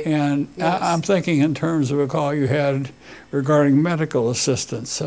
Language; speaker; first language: English; native; English